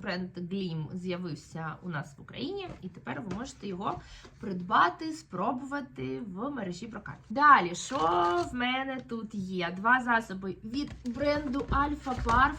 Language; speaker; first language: Ukrainian; native; Ukrainian